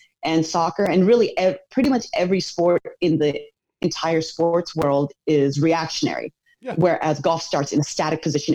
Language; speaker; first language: English; native; English